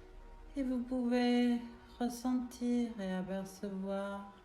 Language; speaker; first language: French; native; French